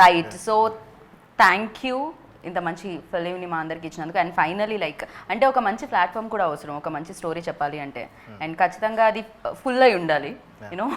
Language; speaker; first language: Telugu; native; Telugu